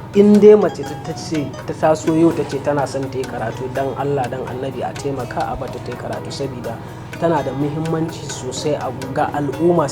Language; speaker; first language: Hausa; non-native, local second language; Fula